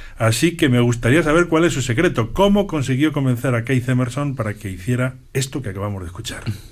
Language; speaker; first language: Spanish; native; Spanish